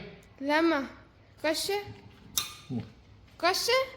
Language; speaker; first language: Hebrew; non-native, learner; Gujarati